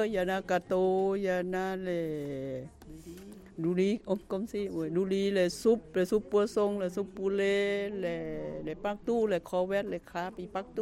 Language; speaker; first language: French; non-native, learner; Thai